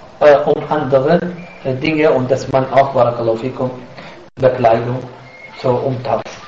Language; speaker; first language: German; non-native, fluent; Arabic